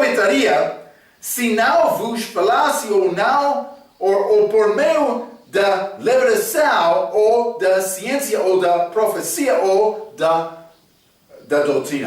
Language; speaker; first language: Portuguese; non-native, learner; English